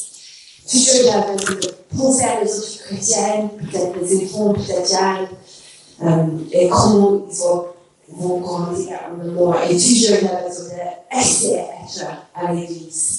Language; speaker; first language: French; non-native, learner; English